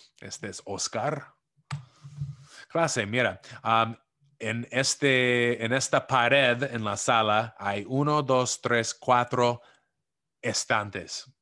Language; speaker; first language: Spanish; non-native, fluent; English